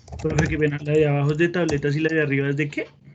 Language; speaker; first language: Spanish; native; Spanish